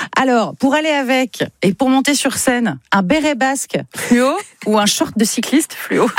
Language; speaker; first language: French; native; French